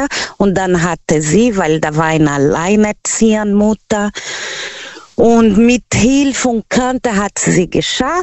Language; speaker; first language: German; non-native, fluent; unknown